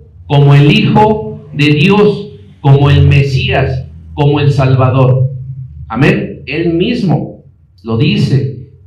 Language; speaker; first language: Spanish; native; Spanish